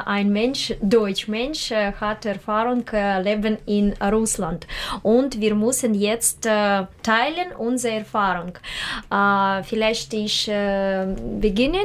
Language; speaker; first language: German; non-native, learner; Russian